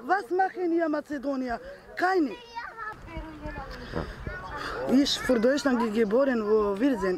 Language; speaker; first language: German; non-native, learner; Romany